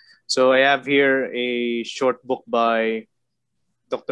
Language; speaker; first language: English; non-native, local second language; Filipino